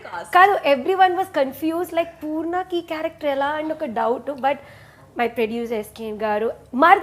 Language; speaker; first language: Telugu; non-native, learner; Malayalam